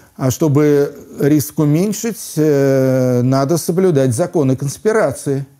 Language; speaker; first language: Russian; native; Russian